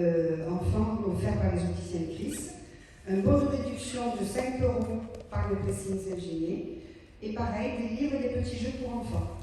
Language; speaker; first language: French; native; French